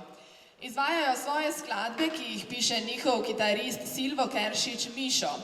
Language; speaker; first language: Slovenian; native; Slovenian